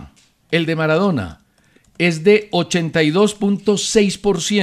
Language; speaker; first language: Spanish; native; Spanish